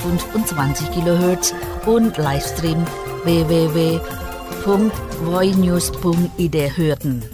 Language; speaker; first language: German; non-native, fluent; Indonesian